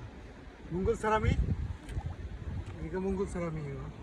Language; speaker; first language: Korean; non-native, fluent; Bangla